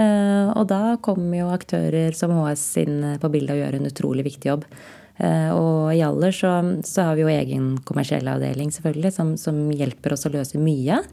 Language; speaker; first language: Norwegian; native; Norwegian